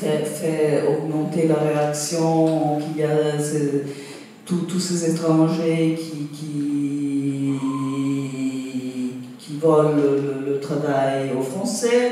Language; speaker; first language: French; non-native, fluent; Italian